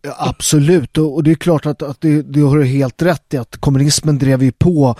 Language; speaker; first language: Swedish; native; Swedish